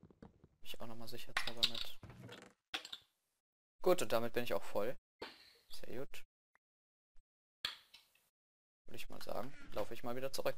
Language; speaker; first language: German; native; German